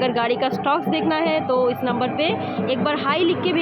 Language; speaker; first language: Hindi; non-native, local second language; Bangla